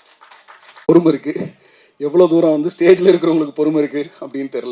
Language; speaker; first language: Tamil; native; Tamil